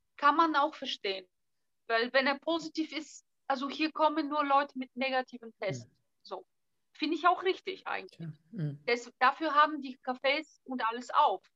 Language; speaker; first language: German; non-native, fluent; Bulgarian